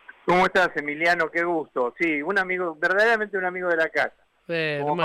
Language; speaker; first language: Spanish; native; Spanish